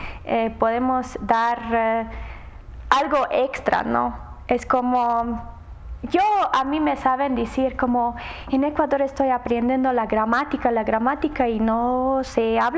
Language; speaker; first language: Spanish; non-native, learner; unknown